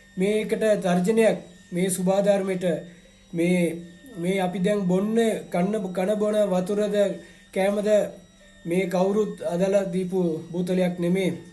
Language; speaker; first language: Sinhala; non-native, local second language; Tamil